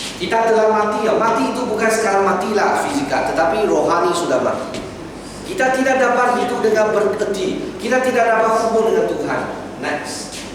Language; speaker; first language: Malay; non-native, local second language; Chinese